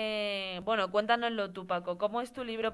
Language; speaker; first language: Spanish; native; Spanish